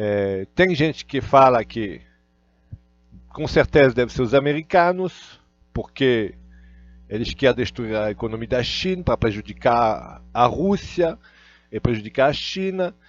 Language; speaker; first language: Portuguese; non-native, fluent; Russian